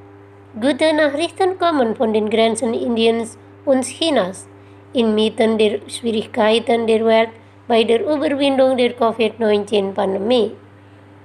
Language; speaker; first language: German; non-native, fluent; Indonesian